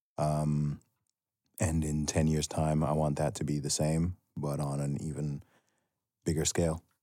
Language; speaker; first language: English; native; English